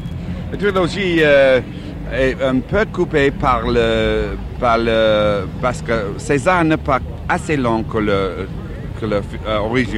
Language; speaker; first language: French; non-native, learner; English